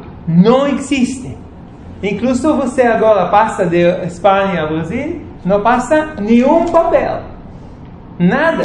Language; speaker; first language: Portuguese; non-native, fluent; Spanish